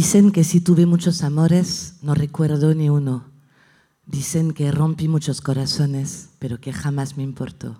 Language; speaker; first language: Spanish; non-native, fluent; French